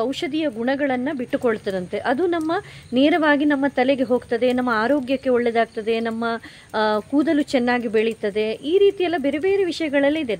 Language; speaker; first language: Kannada; non-native, local second language; Konkani